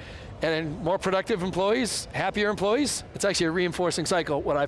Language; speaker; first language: English; native; English